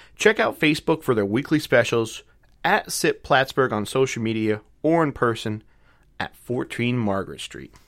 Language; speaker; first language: English; native; English